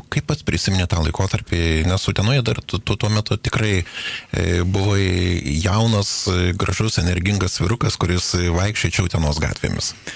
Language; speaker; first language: Lithuanian; native; Lithuanian